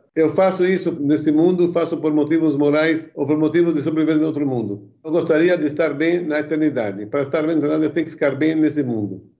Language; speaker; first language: Portuguese; early bilingual, other home language; Arabic